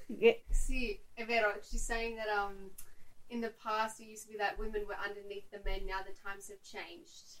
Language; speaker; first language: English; early bilingual, other home language; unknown